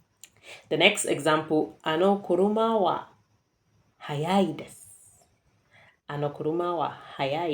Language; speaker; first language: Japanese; non-native, fluent; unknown